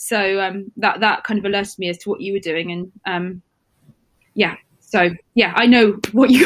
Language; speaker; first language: English; native; English